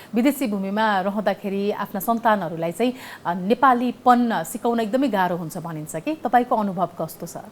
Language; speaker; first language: Nepali; native; Nepali